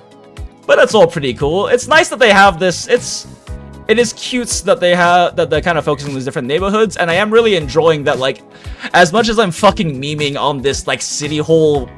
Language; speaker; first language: English; native; English